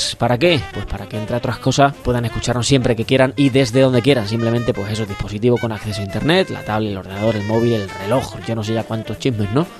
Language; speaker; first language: Spanish; native; Spanish